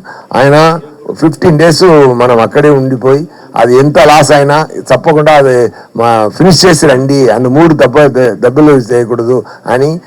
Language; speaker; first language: Telugu; non-native, fluent; Tamil